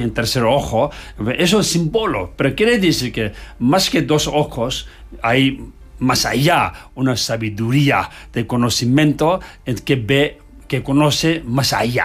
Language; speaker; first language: Spanish; non-native, learner; Tibetan